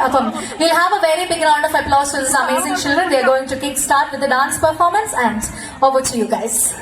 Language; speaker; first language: English; non-native, local second language; Malayalam